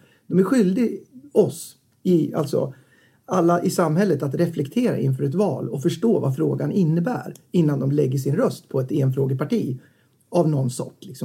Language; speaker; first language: Swedish; native; Swedish